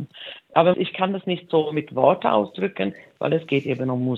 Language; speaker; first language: German; non-native, fluent; Swedish